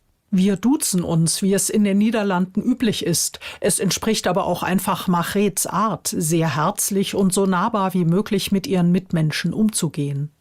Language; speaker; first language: German; native; German